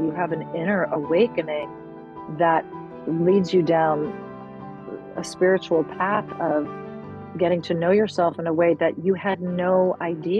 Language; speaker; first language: English; native; English